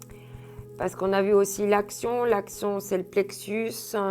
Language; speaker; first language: French; native; French